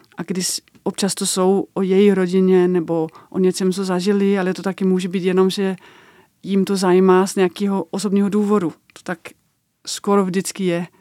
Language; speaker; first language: Czech; non-native, fluent; Danish